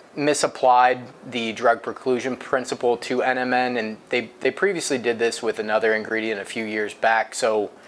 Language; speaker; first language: English; native; English